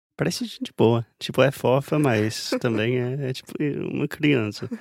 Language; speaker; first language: Portuguese; non-native, fluent; English